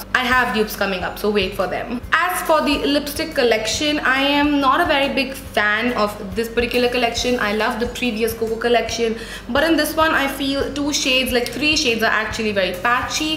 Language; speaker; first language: English; non-native, local second language; Hindi